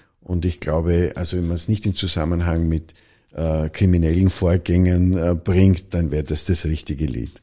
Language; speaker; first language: German; native; German